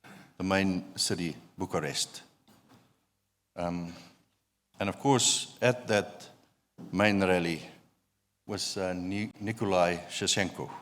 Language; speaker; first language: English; non-native, local second language; Afrikaans